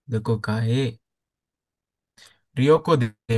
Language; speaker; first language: Japanese; non-native, learner; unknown